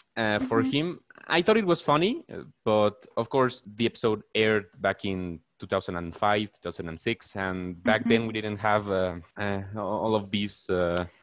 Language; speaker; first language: English; non-native, fluent; Spanish